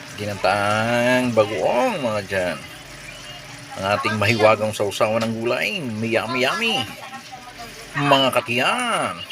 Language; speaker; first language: Filipino; native; Filipino